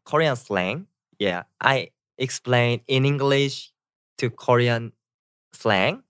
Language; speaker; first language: English; non-native, learner; Korean